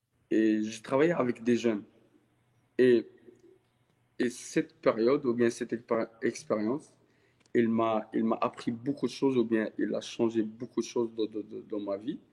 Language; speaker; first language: French; non-native, local second language; Arabic